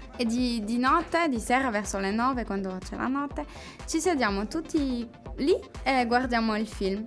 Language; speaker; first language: Italian; non-native, fluent; French